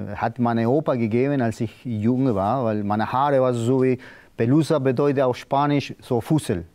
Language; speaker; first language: German; non-native, learner; Spanish